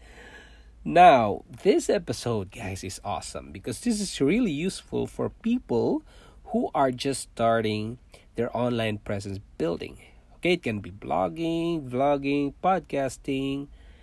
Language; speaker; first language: English; non-native, local second language; Cebuano